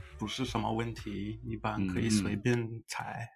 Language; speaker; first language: Chinese; early bilingual, heritage; Chinese